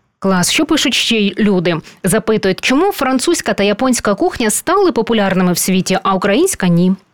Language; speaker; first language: Ukrainian; native; Ukrainian